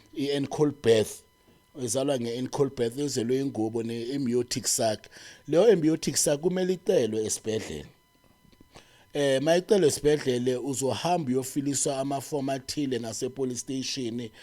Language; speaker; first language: Zulu; native; Zulu